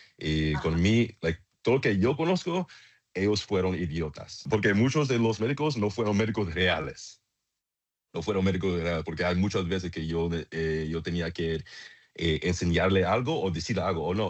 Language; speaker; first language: Spanish; non-native, learner; English